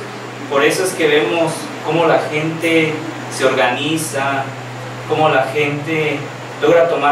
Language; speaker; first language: Spanish; native; Spanish